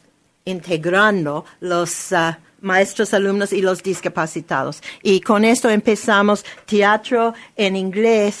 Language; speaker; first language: Spanish; non-native, learner; English